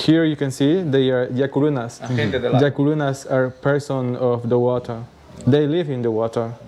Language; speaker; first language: English; non-native, learner; Spanish